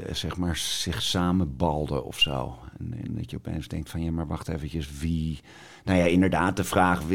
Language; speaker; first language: Dutch; native; Dutch